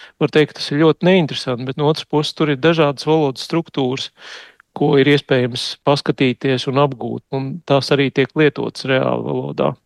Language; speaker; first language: Latvian; native; Latvian